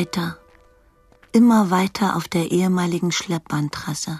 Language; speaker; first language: German; native; German